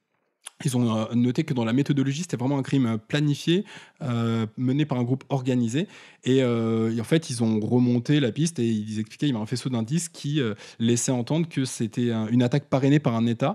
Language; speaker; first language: French; native; French